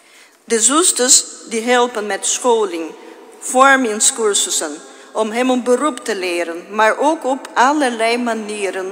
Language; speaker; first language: Dutch; non-native, fluent; Portuguese